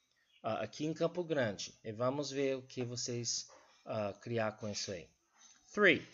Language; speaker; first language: Portuguese; non-native, learner; English